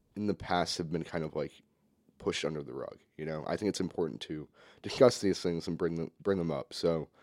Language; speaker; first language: English; native; English